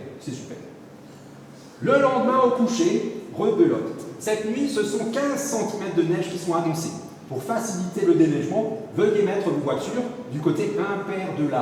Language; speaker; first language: French; native; French